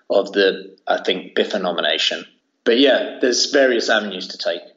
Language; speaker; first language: English; native; English